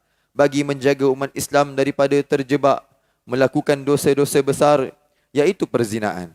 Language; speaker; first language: Malay; native; Malay